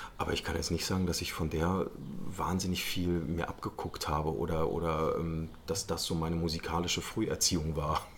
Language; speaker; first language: German; early bilingual, other home language; Arabic